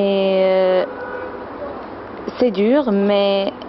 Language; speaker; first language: French; non-native, fluent; Arabic